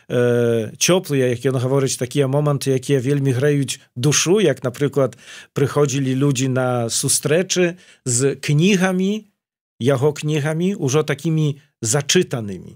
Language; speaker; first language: Polish; non-native, learner; Belarusian